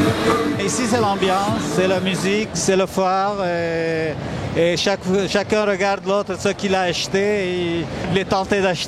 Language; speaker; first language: French; non-native, fluent; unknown